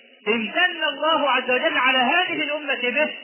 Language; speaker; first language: Arabic; native; Arabic